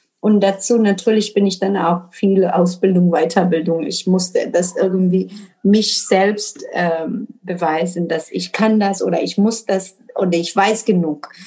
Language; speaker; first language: German; non-native, fluent; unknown